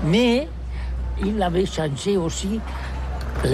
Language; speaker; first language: French; non-native, learner; Catalan